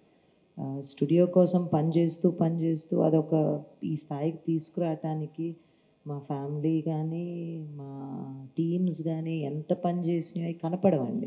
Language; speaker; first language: Telugu; native; Telugu